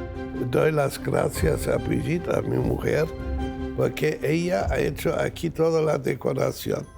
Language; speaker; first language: Spanish; non-native, fluent; German